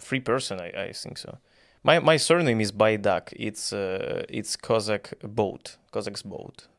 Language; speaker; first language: English; non-native, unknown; Ukrainian